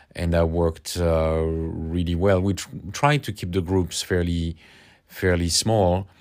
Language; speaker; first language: English; non-native, fluent; French